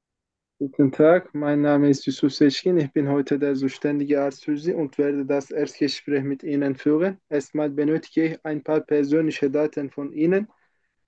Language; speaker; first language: German; non-native, learner; Turkish